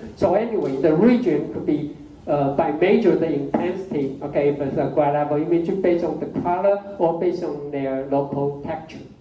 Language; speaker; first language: English; non-native, fluent; Chinese